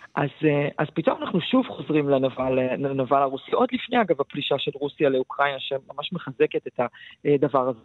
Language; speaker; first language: Hebrew; early bilingual, other home language; Russian